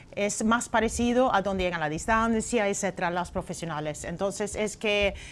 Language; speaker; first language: Spanish; non-native, fluent; Swedish